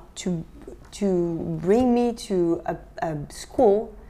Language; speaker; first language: English; non-native, fluent; French